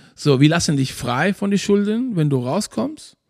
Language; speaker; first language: German; non-native, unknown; Spanish